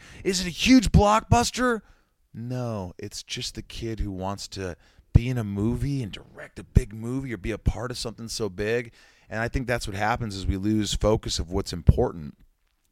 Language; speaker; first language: English; native; English